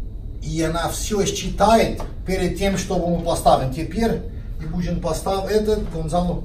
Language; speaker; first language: Russian; non-native, fluent; Portuguese